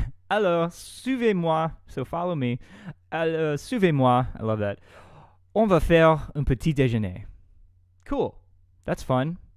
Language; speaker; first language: French; non-native, learner; English